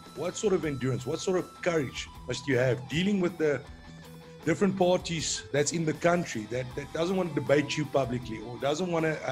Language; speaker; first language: English; non-native, local second language; Afrikaans